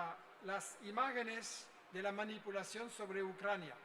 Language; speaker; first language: Spanish; non-native, fluent; French